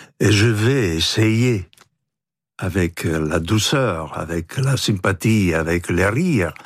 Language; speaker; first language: French; non-native, fluent; Italian